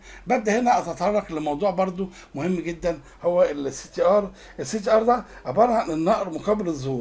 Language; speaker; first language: Arabic; native; Arabic